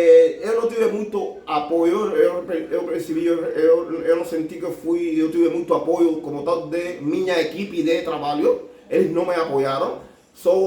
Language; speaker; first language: Portuguese; non-native, learner; Spanish